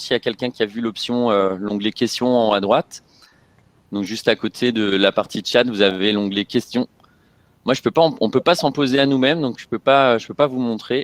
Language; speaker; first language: French; native; French